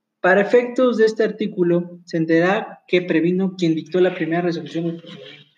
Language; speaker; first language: Spanish; native; Spanish